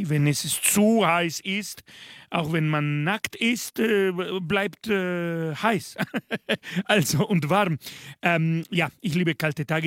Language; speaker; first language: German; non-native, fluent; Spanish